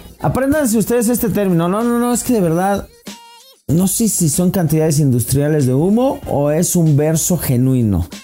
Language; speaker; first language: Spanish; native; Spanish